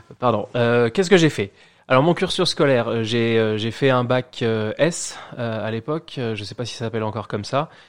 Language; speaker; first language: French; native; French